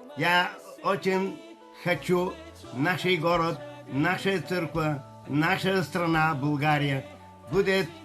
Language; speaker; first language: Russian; non-native, learner; Bulgarian